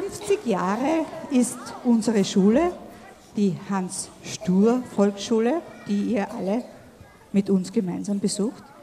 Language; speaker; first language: German; native; German